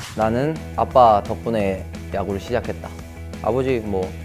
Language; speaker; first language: Korean; native; Korean